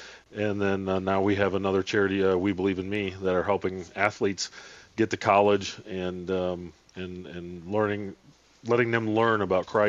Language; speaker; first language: English; native; English